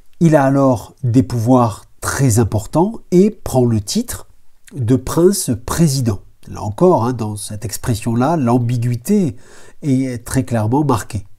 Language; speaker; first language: French; native; French